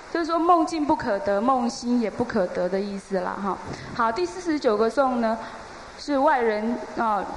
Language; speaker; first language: Chinese; native; Chinese